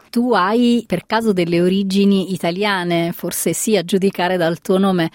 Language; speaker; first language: Italian; native; Italian